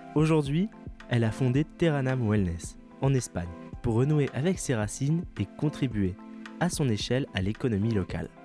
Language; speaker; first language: French; non-native, fluent; English